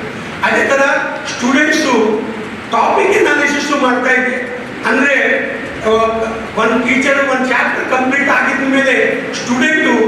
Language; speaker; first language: Kannada; non-native, local second language; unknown